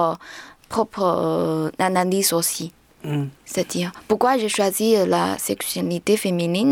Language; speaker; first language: French; non-native, learner; Chinese